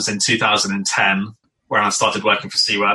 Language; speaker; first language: English; native; English